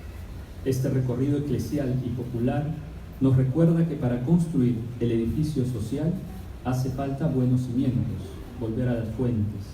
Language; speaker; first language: Spanish; native; Spanish